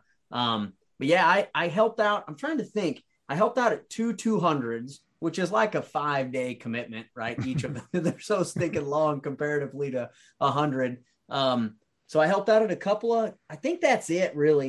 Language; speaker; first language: English; native; English